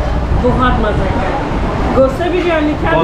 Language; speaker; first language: Hindi; non-native, learner; Turkish